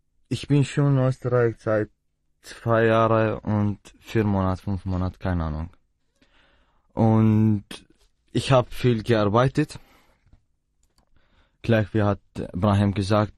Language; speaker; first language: German; non-native, learner; Arabic